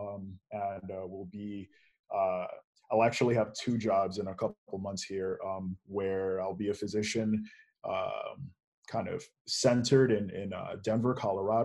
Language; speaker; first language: English; native; English